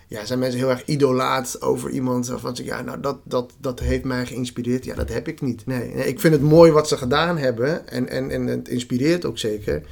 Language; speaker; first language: Dutch; early bilingual, other home language; Somali